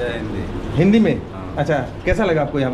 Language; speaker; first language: Hindi; non-native, local second language; Bangla